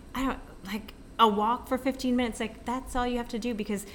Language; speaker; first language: English; early bilingual, other home language; Filipino